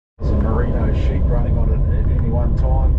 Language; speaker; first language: English; native; English